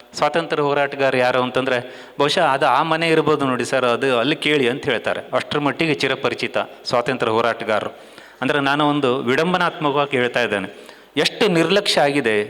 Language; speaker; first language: Kannada; native; Kannada